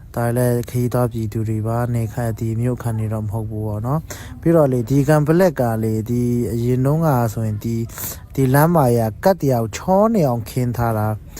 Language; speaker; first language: Burmese; non-native, local second language; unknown